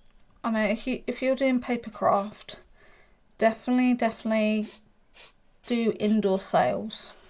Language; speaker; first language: English; native; English